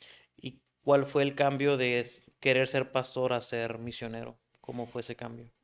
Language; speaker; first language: Spanish; native; Spanish